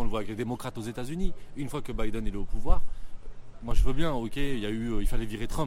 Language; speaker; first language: French; native; French